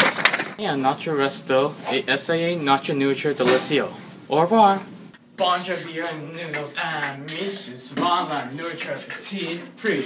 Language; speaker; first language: French; non-native, learner; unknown